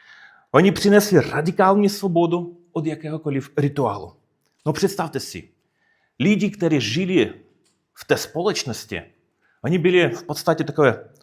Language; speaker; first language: Czech; non-native, fluent; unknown